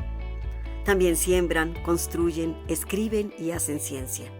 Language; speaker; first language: Spanish; native; Spanish